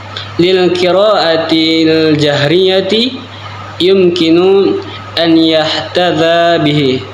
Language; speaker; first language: Arabic; non-native, learner; Indonesian